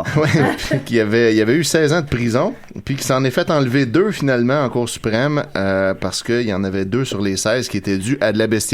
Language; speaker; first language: French; native; French